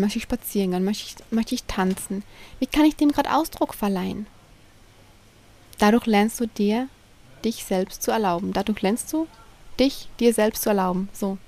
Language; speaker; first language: German; native; German